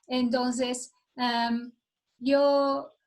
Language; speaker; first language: Spanish; non-native, fluent; English